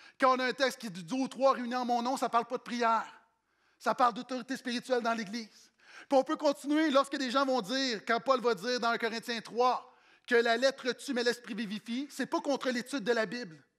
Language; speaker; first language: French; native; French